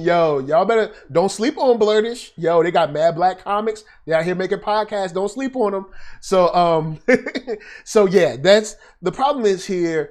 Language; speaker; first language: English; native; English